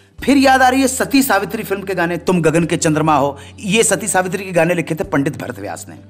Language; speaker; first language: Hindi; native; Hindi